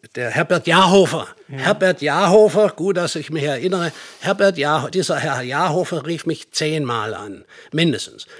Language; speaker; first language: German; native; German